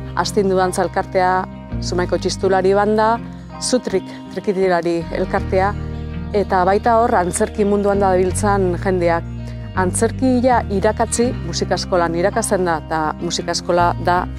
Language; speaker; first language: Basque; native; Basque